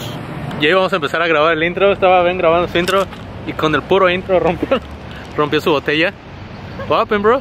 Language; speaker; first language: Spanish; native; Spanish